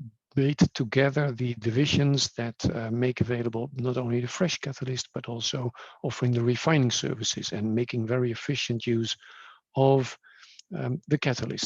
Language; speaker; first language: English; non-native, fluent; Dutch